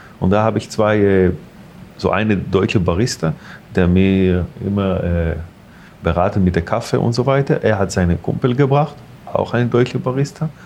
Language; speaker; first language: German; non-native, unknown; Hebrew